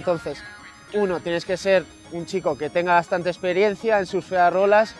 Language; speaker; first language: Spanish; native; Spanish